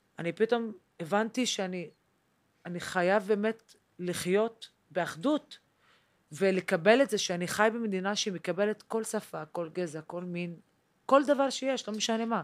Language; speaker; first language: Hebrew; non-native, local second language; Arabic